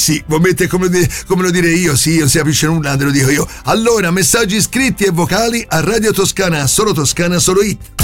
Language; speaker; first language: Italian; native; Italian